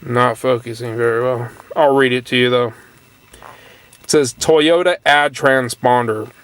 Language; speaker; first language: English; native; English